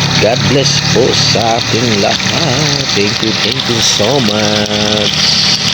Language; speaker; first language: Filipino; non-native, local second language; Cebuano